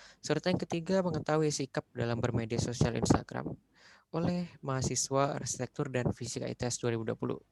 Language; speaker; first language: Indonesian; native; Indonesian